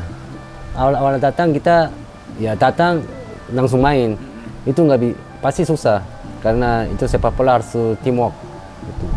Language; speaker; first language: Indonesian; non-native, fluent; Korean